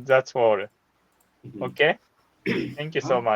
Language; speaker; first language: English; non-native, learner; Japanese